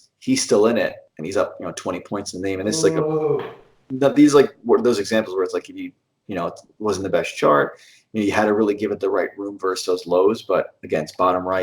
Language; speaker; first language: English; native; English